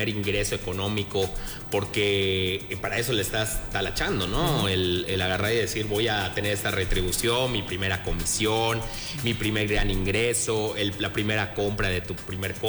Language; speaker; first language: Spanish; native; Spanish